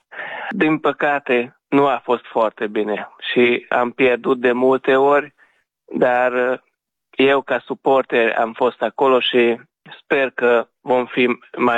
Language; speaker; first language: Romanian; non-native, local second language; Hungarian